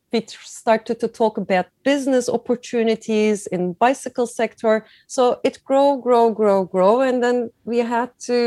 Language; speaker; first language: English; non-native, fluent; Turkish